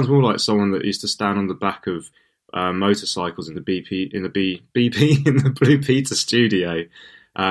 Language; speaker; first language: English; native; English